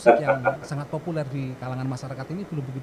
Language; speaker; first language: Indonesian; native; Indonesian